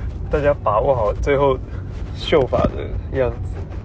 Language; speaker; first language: Chinese; native; Chinese